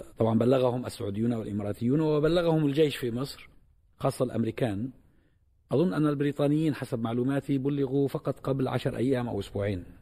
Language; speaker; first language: Arabic; native; Arabic